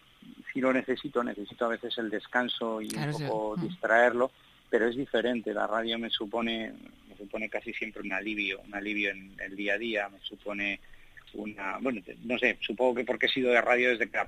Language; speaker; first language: Spanish; native; Spanish